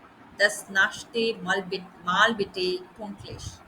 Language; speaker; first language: German; non-native, learner; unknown